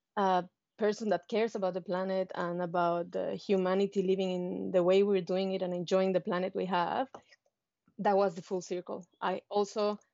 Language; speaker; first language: English; non-native, fluent; Spanish